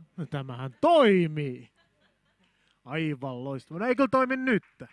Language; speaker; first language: Finnish; native; Finnish